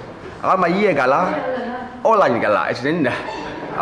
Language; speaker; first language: Greek; non-native, learner; Chinese